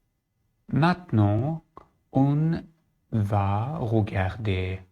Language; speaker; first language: French; non-native, learner; Arabic